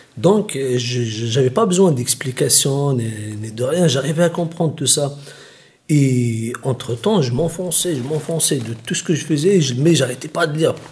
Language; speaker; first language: French; non-native, local second language; Kabyle